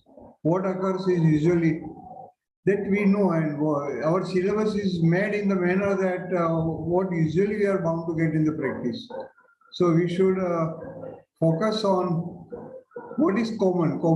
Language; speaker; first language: English; non-native, local second language; Hindi